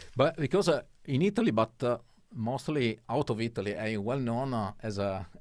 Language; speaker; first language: English; non-native, learner; Italian